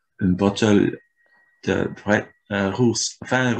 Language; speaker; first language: French; non-native, learner; Finnish